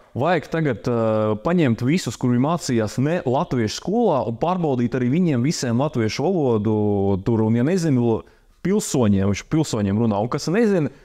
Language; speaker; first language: Latvian; non-native, local second language; Russian